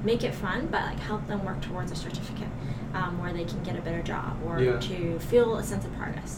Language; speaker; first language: English; non-native, local second language; Cantonese